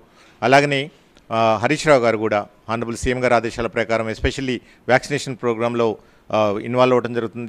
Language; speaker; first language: Telugu; native; Telugu